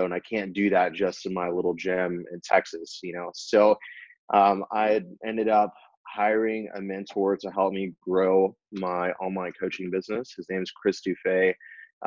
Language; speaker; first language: English; native; English